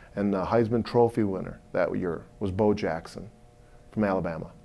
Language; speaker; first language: English; native; English